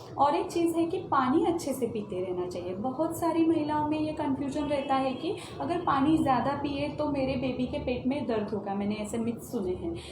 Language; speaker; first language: Hindi; non-native, local second language; Marathi